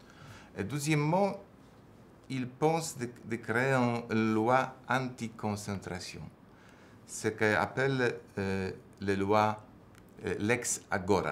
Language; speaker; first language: French; non-native, fluent; Polish